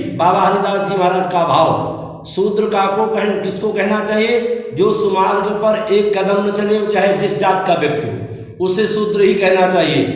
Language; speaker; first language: Hindi; native; Hindi